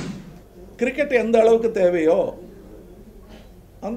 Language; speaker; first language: Tamil; native; Tamil